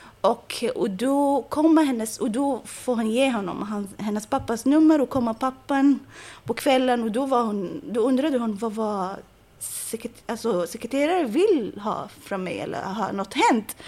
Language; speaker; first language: Swedish; non-native, fluent; Arabic